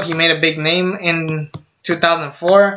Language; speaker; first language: English; native; English